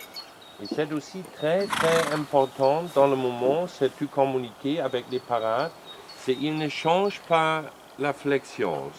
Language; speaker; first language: French; non-native, learner; German